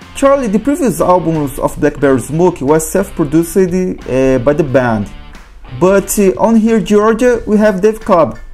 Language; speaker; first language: English; non-native, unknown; Portuguese